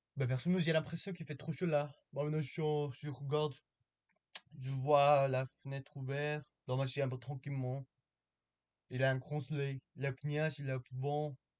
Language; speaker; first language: French; non-native, learner; Korean